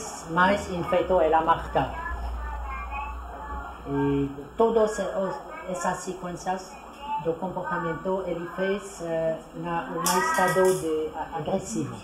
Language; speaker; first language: Portuguese; non-native, fluent; French